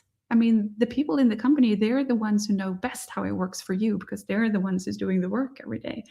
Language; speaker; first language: English; non-native, fluent; Swedish